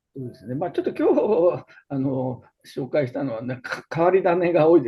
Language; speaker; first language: Japanese; native; Japanese